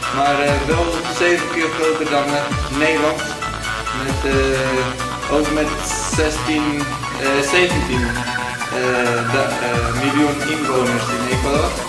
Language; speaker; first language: Dutch; early bilingual, heritage; Spanish